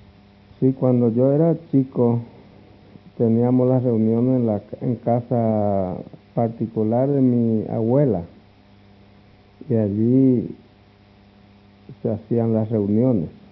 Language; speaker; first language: Spanish; non-native, local second language; Guarani